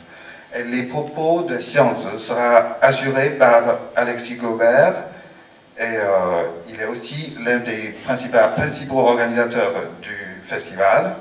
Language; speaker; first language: French; non-native, fluent; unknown